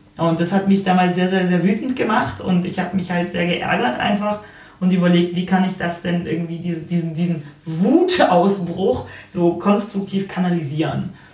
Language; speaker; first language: German; early bilingual, other home language; Polish